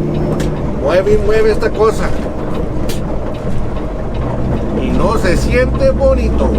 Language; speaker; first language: Spanish; early bilingual, heritage; Spanish